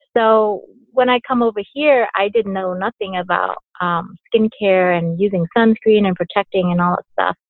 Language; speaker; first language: English; early bilingual, other home language; Vietnamese